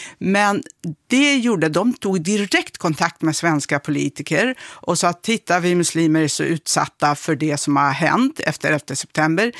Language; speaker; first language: Swedish; early bilingual, other home language; Kurdish